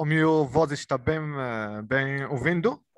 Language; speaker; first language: Portuguese; non-native, learner; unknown